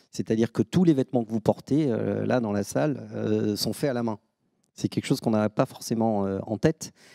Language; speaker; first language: French; native; French